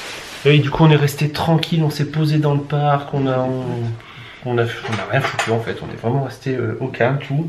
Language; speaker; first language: French; native; French